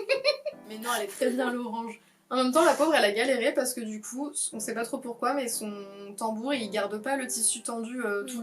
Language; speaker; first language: French; native; French